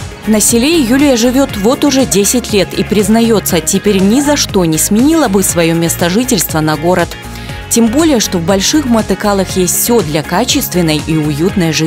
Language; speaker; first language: Russian; native; Russian